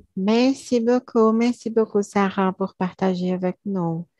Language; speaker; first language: French; non-native, learner; Portuguese